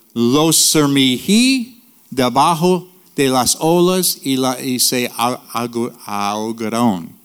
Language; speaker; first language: Spanish; non-native, fluent; English